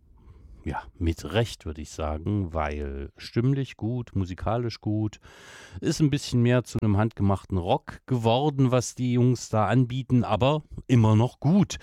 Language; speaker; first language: German; native; German